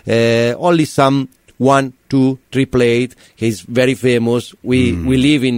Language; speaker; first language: English; non-native, learner; Italian